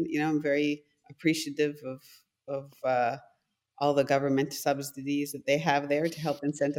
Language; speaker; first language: English; non-native, fluent; German